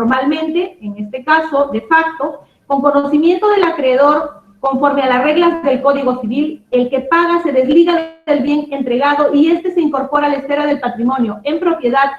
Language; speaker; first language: Spanish; native; Spanish